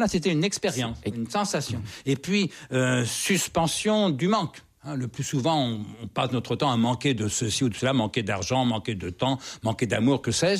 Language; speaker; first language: French; native; French